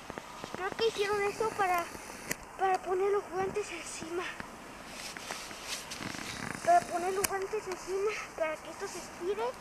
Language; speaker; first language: Spanish; early bilingual, heritage; Spanish